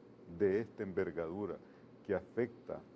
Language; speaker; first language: Spanish; native; Spanish